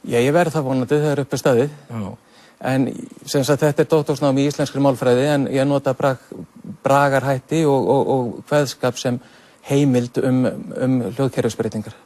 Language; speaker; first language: Icelandic; native; Icelandic